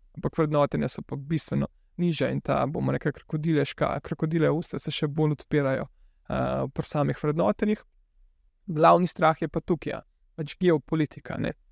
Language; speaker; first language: Slovenian; native; Slovenian